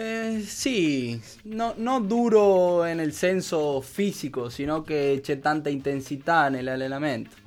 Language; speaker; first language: Italian; non-native, learner; Spanish